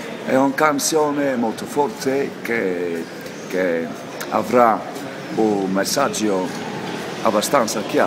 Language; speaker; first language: Italian; non-native, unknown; English